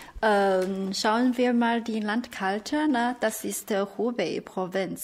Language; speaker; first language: German; non-native, fluent; Chinese